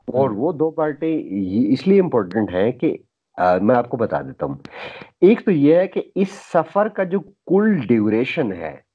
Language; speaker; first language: Urdu; native; Urdu